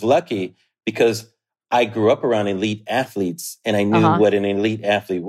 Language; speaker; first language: English; native; English